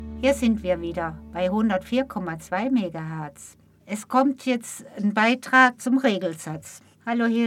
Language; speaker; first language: German; native; German